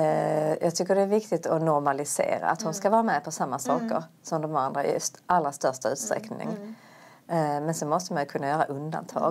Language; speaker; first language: Swedish; native; Swedish